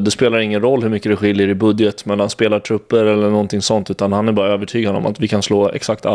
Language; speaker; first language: Swedish; native; Swedish